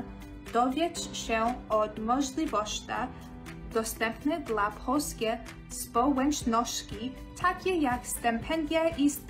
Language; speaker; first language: Polish; early bilingual, heritage; Polish